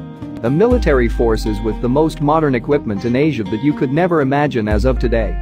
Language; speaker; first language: English; non-native, local second language; Filipino